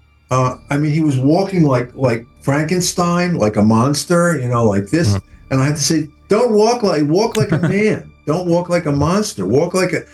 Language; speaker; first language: English; native; English